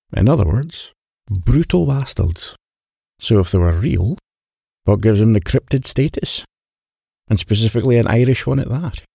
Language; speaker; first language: English; native; English